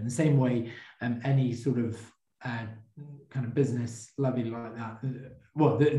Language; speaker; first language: English; native; English